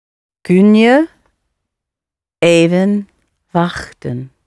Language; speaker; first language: Dutch; non-native, learner; English